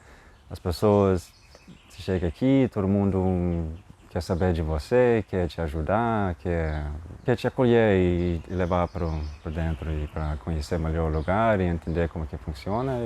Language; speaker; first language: Portuguese; non-native, fluent; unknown